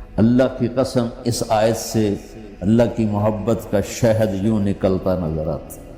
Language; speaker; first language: Urdu; non-native, local second language; Punjabi